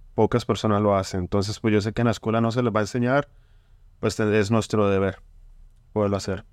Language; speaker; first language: Spanish; native; Spanish